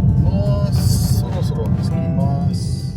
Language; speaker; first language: Japanese; non-native, learner; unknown